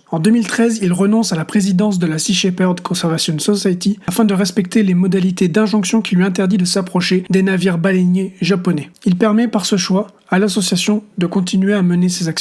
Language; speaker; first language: French; native; French